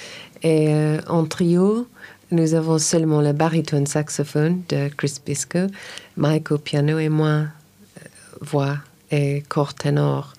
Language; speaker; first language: French; non-native, fluent; English